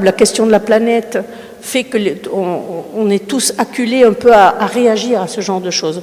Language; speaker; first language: French; early bilingual, other home language; Spanish